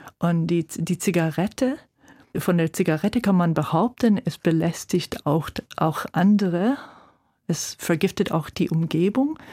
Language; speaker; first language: German; non-native, fluent; English